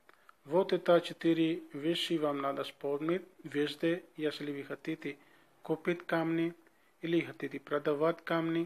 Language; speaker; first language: Russian; non-native, learner; Urdu